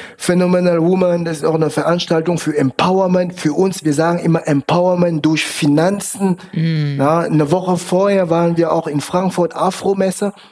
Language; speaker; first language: German; non-native, fluent; French